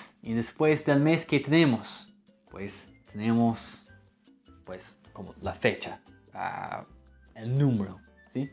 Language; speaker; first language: Spanish; non-native, fluent; English